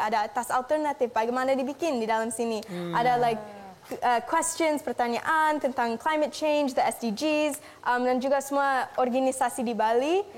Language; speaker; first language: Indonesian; non-native, local second language; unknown